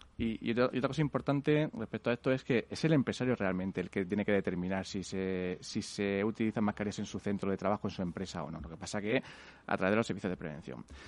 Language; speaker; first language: Spanish; native; Spanish